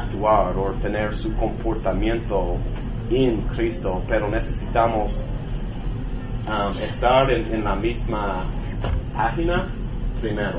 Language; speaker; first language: Spanish; non-native, learner; English